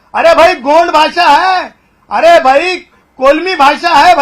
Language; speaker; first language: Hindi; non-native, local second language; Marathi